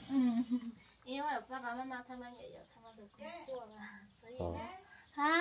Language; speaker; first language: Chinese; non-native, learner; Vietnamese